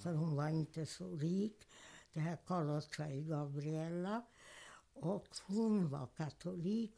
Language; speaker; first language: Swedish; non-native, fluent; Hungarian